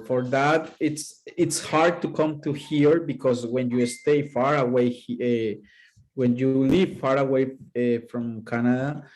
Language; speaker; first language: English; non-native, learner; Spanish